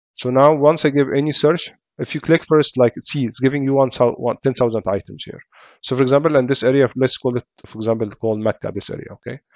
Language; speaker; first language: English; non-native, fluent; Arabic